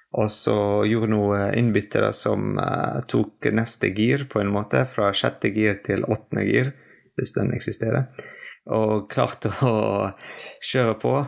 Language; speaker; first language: Norwegian; non-native, fluent; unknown